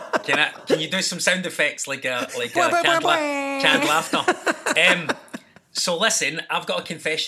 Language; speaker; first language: English; native; English